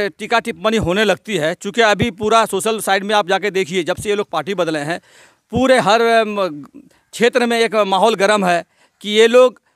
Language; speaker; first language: Hindi; native; Hindi